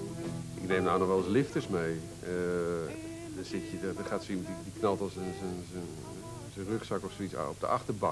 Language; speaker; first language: Dutch; native; Dutch